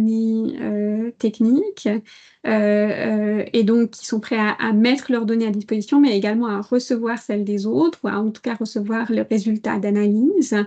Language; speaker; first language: French; native; French